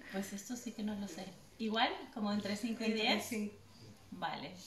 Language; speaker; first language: Spanish; native; Spanish